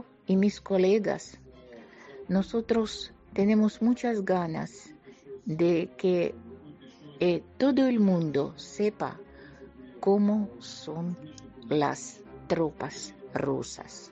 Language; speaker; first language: Spanish; non-native, fluent; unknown